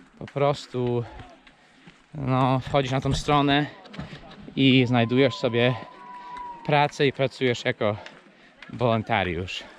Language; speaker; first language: Polish; non-native, fluent; English